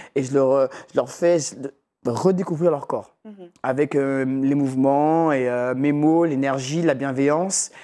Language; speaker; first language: French; native; French